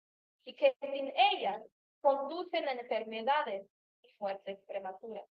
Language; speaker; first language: Spanish; native; Spanish